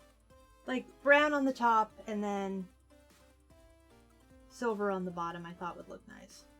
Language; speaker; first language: English; native; English